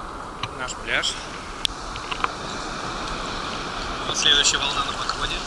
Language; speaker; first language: Russian; native; Russian